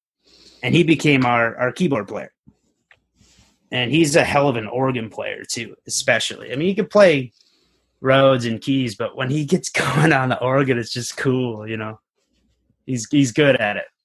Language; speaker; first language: English; native; English